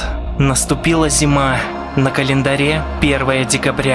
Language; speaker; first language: Russian; native; Russian